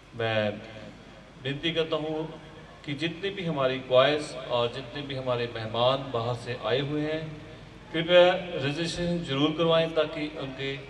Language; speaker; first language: Hindi; non-native, local second language; Punjabi